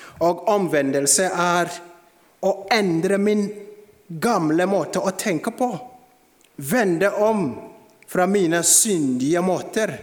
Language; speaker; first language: Norwegian; non-native, fluent; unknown